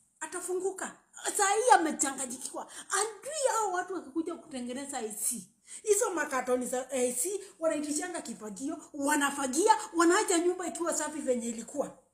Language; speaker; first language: Swahili; native; Swahili